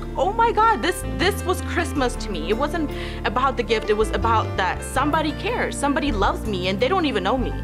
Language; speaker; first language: English; early bilingual, other home language; Ukrainian